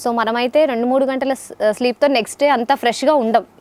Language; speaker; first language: Telugu; native; Telugu